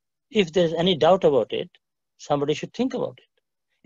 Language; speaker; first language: English; non-native, local second language; Urdu